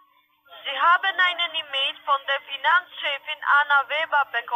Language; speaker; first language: German; non-native, learner; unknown